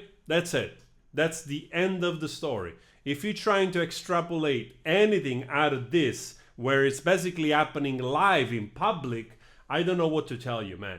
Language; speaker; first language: English; non-native, fluent; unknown